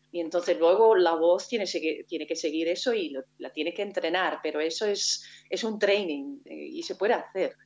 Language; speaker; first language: Spanish; non-native, fluent; Dutch